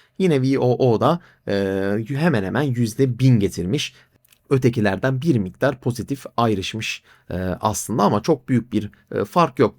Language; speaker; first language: Turkish; native; Turkish